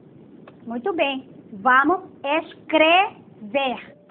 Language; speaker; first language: Portuguese; non-native, fluent; Spanish